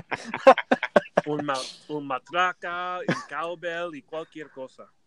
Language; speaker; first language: Spanish; non-native, learner; English